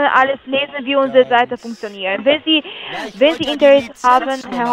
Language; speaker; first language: German; non-native, learner; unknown